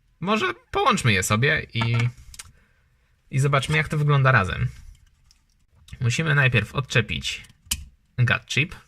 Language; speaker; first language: Polish; native; Polish